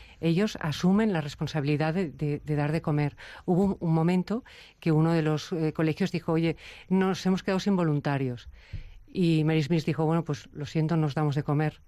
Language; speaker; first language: Spanish; native; Spanish